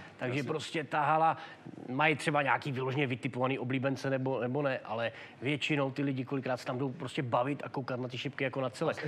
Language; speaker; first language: Czech; native; Czech